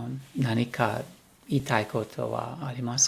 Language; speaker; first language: Japanese; non-native, learner; English